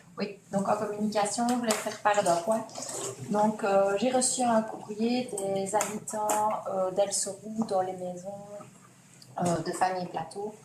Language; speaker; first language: French; native; French